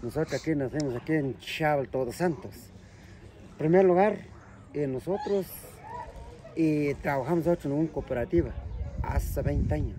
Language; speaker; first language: Spanish; non-native, local second language; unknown